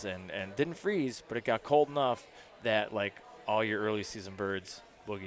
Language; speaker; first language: English; native; English